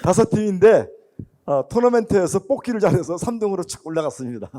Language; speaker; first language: Korean; native; Korean